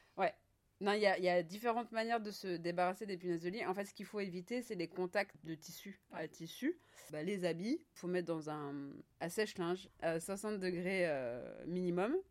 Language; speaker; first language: French; native; French